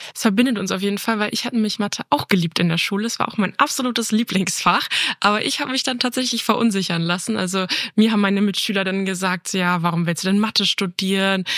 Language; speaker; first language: German; native; German